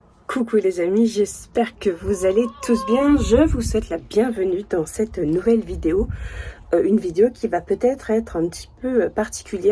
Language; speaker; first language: French; native; French